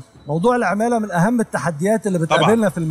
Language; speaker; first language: Arabic; native; Arabic